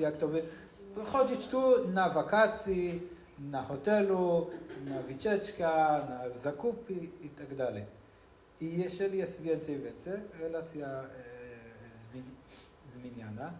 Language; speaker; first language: Polish; non-native, learner; Hebrew